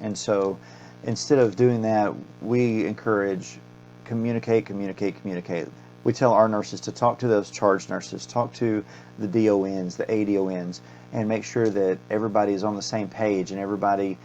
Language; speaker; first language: English; native; English